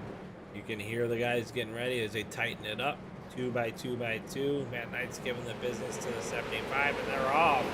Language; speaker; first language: English; native; English